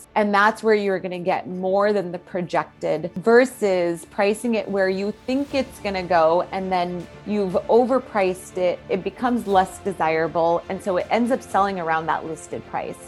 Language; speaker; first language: English; native; English